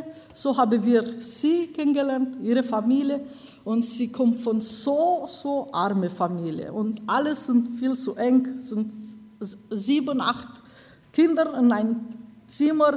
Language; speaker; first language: German; non-native, learner; Romanian